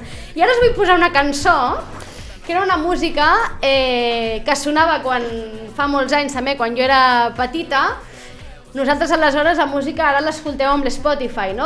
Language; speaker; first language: Catalan; native; Catalan